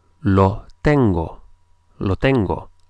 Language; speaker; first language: Spanish; non-native, fluent; English